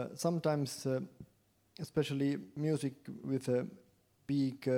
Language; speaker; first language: English; non-native, fluent; Estonian